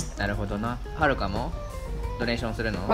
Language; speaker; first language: Japanese; native; Japanese